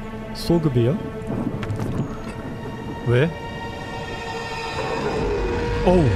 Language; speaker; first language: Korean; non-native, learner; German